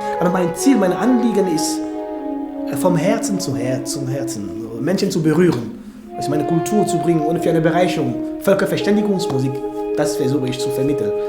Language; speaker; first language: German; non-native, fluent; French